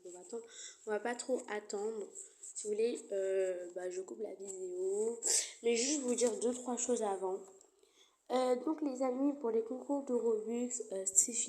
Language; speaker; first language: French; native; French